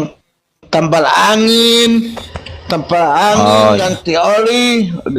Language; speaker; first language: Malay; non-native, local second language; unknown